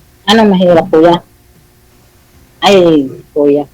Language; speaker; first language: Filipino; non-native, local second language; Iloko